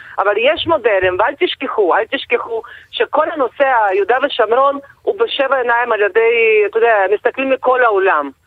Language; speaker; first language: Hebrew; non-native, fluent; Russian